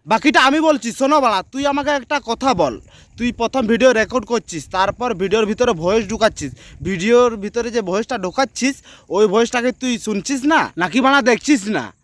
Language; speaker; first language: Bangla; non-native, local second language; Santali